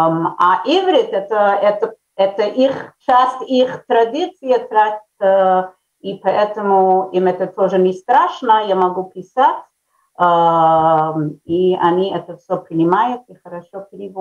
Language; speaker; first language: Russian; early bilingual, heritage; Russian